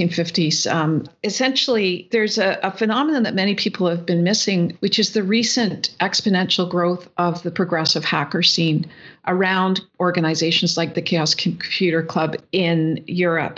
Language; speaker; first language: English; native; English